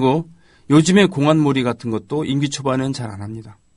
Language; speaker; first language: Korean; native; Korean